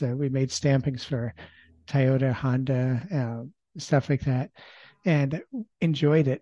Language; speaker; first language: English; native; English